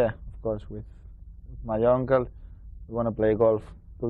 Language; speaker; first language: English; non-native, learner; Spanish